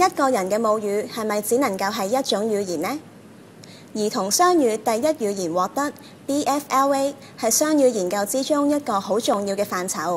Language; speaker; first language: Chinese; non-native, local second language; Cantonese